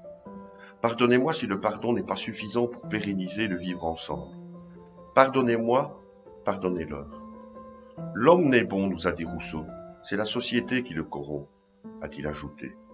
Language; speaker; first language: French; native; French